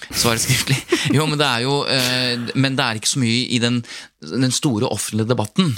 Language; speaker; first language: Norwegian; native; Norwegian